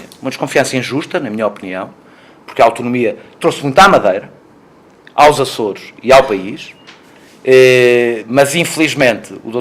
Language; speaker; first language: Portuguese; native; Portuguese